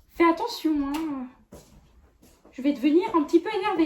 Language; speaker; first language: French; native; French